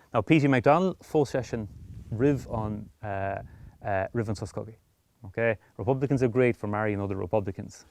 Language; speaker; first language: Irish; native; Irish